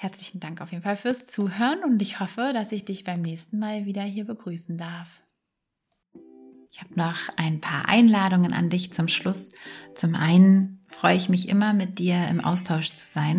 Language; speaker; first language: German; native; German